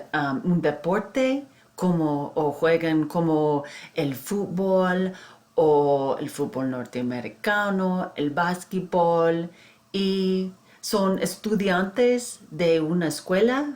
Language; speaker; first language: Spanish; non-native, fluent; English